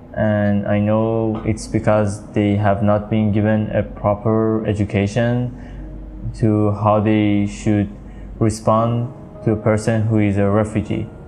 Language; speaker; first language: English; non-native, fluent; Persian